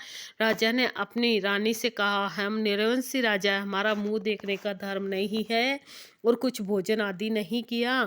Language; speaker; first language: Hindi; native; Hindi